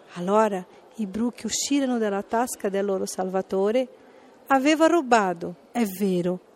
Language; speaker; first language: Italian; non-native, fluent; Portuguese